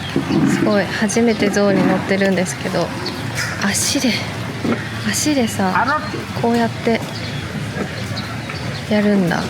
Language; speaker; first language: Japanese; native; Japanese